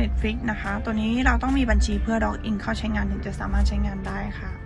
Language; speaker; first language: Thai; native; Thai